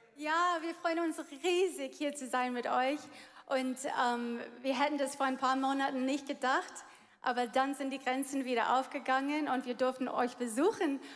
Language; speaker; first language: German; non-native, fluent; English